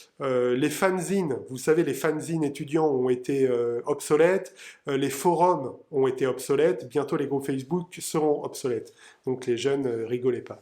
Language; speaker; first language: French; native; French